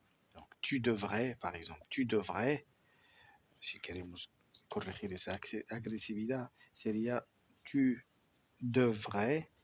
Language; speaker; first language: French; non-native, fluent; Spanish